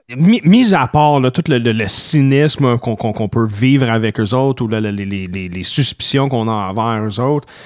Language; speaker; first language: French; native; French